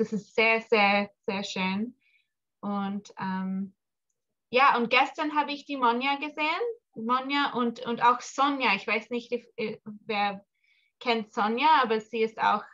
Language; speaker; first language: German; early bilingual, heritage; English